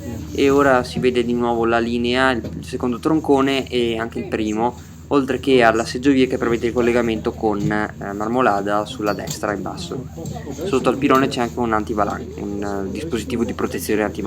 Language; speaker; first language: Italian; native; Italian